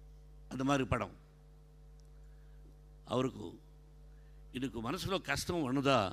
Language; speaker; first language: Tamil; non-native, local second language; Telugu